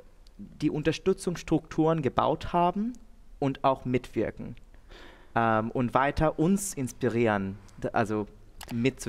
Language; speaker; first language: German; non-native, fluent; Bangla